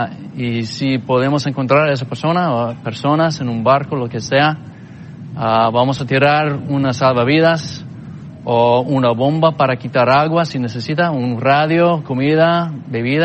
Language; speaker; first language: Spanish; non-native, fluent; English